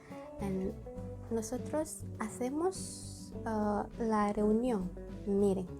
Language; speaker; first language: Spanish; non-native, learner; Indonesian